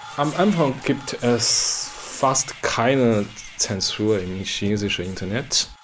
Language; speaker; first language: German; non-native, learner; Chinese